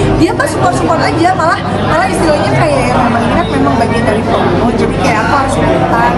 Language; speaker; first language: Indonesian; native; Indonesian